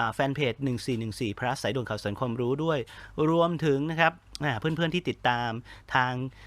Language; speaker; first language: Thai; native; Thai